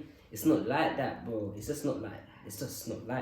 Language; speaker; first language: English; native; English